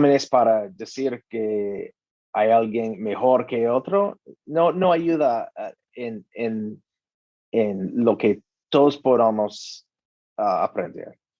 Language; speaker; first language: Spanish; non-native, learner; English